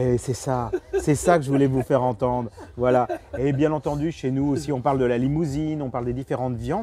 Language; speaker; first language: French; native; French